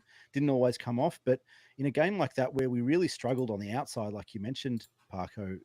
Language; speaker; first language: English; native; English